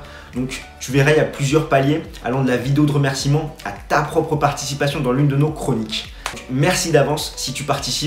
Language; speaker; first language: French; native; French